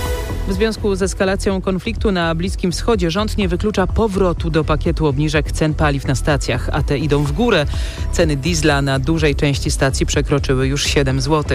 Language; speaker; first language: Polish; native; Polish